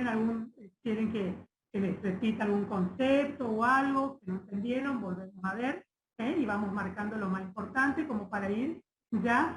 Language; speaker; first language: Spanish; native; Spanish